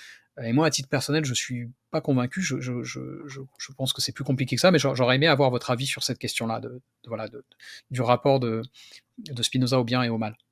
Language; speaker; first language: French; native; French